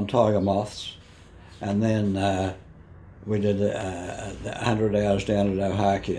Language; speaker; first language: English; native; English